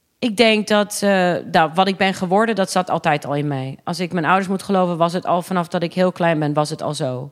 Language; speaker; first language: Dutch; early bilingual, other home language; English